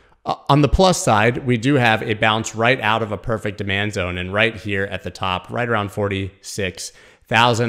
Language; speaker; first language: English; native; English